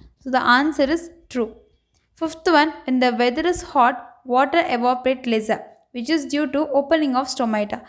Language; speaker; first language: English; non-native, local second language; Tamil